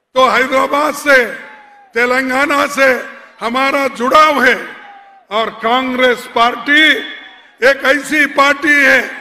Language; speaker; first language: Hindi; non-native, local second language; Kannada